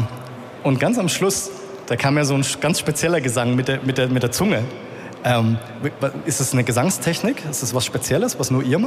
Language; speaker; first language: German; native; German